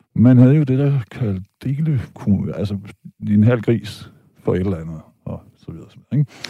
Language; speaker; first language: Danish; native; Danish